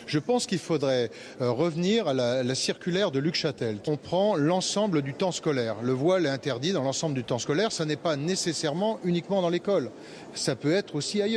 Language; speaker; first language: French; native; French